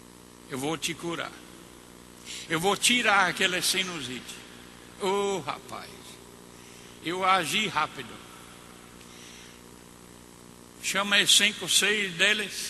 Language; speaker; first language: Portuguese; non-native, fluent; English